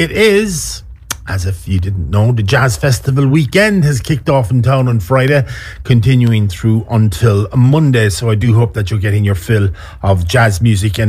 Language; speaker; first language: English; native; English